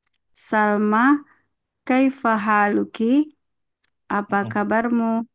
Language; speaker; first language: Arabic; non-native, learner; Indonesian